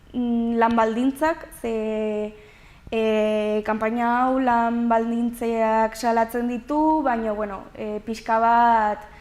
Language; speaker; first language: Basque; non-native, local second language; Spanish